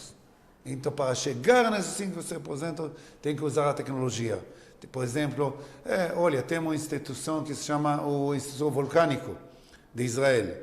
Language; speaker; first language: Portuguese; non-native, learner; Hebrew